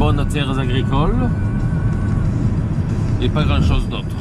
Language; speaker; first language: French; native; French